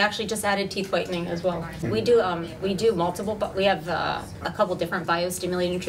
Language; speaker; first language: English; native; English